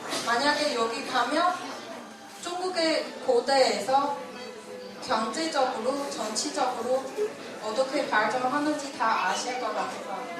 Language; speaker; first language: Korean; non-native, fluent; Chinese